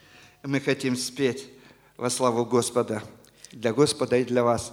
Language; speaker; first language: Polish; non-native, learner; Russian